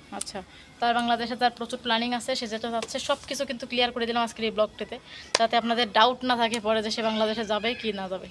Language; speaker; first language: Bangla; native; Bangla